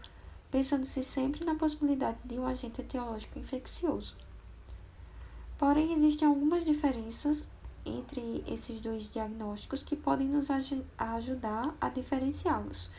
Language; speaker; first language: Portuguese; native; Portuguese